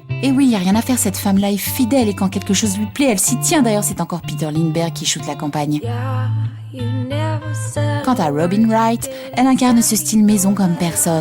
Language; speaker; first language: French; native; French